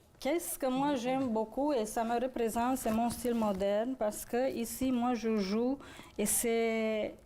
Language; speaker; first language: French; non-native, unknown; Romanian